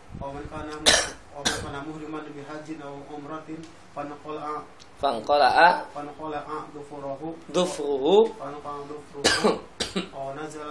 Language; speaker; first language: Arabic; non-native, fluent; Indonesian